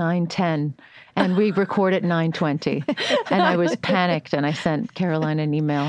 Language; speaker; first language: English; native; English